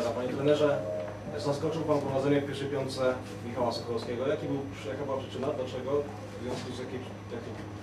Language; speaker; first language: Polish; native; Polish